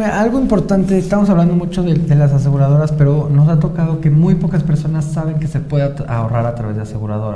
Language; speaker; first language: Spanish; native; Spanish